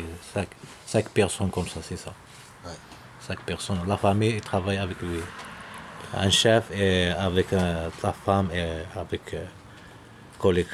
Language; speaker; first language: French; non-native, local second language; Arabic